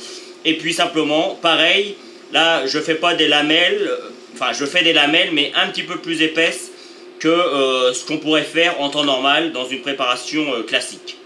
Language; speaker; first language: French; native; French